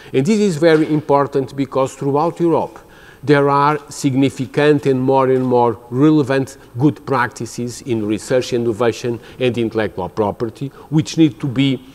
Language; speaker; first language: English; non-native, fluent; Portuguese